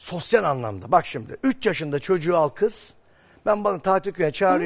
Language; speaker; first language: Turkish; native; Turkish